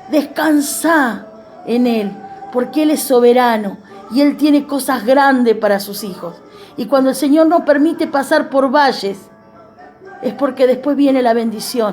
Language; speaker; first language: Spanish; native; Spanish